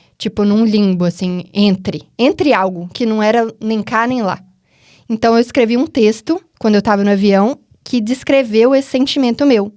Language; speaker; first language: Portuguese; native; Portuguese